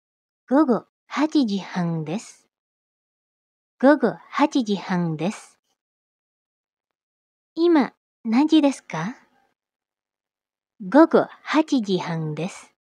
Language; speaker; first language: Japanese; non-native, fluent; Indonesian